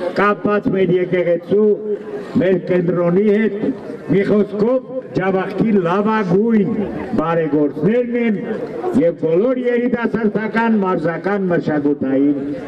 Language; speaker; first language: Armenian; native; Armenian